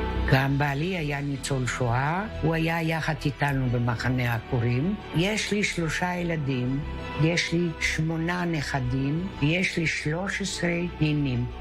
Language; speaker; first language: Hebrew; early bilingual, other home language; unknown